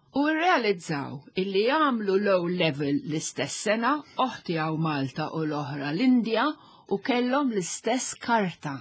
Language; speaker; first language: Maltese; non-native, local second language; English